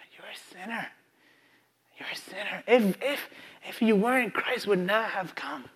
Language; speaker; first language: English; non-native, local second language; Akan